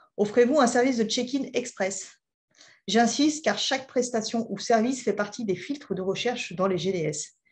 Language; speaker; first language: French; native; French